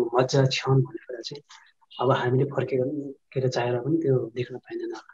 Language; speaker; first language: Nepali; native; Nepali